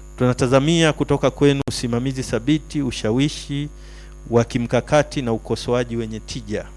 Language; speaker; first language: Swahili; native; Swahili